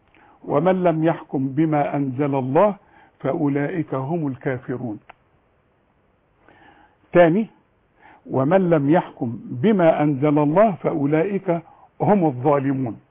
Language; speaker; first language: Arabic; native; Arabic